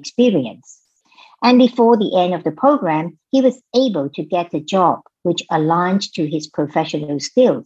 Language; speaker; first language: English; non-native, local second language; Cantonese